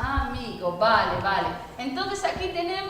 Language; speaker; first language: Spanish; native; Spanish